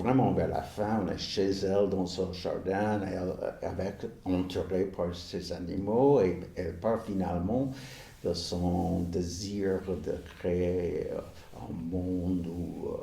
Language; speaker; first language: French; non-native, fluent; English